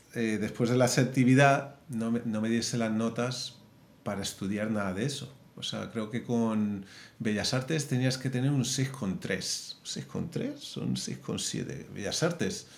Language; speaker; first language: Spanish; native; Spanish